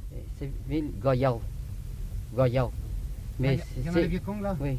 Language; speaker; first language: French; non-native, learner; Vietnamese